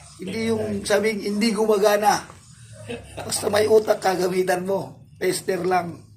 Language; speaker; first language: Filipino; native; Filipino